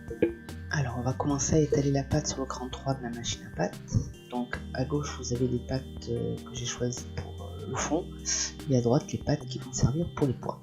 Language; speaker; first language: French; native; French